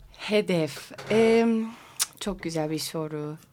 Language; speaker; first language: Turkish; non-native, learner; English